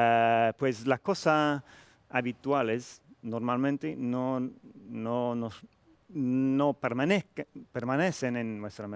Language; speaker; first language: Spanish; non-native, fluent; English